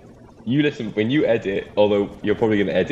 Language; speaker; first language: English; native; English